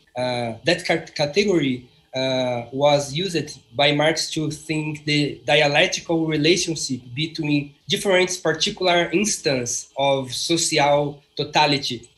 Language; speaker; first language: English; non-native, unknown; Portuguese